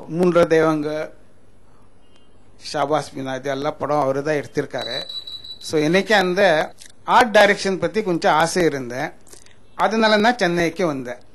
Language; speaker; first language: Tamil; non-native, local second language; Marathi